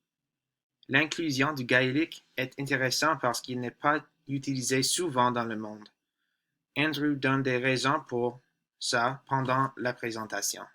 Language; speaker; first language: French; non-native, learner; English